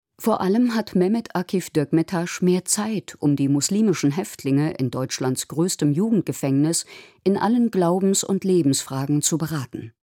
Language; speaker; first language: German; native; German